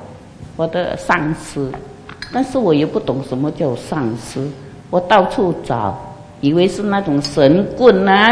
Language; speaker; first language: Chinese; non-native, local second language; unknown